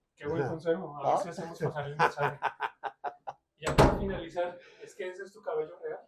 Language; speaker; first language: Spanish; native; Spanish